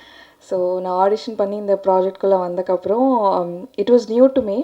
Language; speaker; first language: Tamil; non-native, learner; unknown